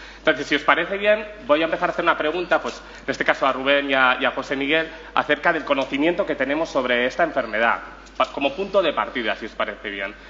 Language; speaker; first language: Spanish; native; Spanish